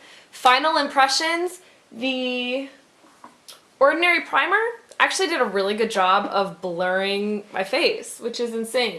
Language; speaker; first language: English; native; English